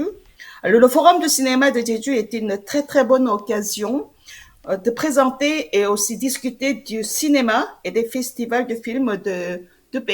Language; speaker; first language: French; non-native, fluent; Korean